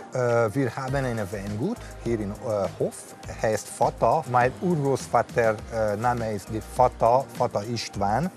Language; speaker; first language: German; non-native, learner; Hungarian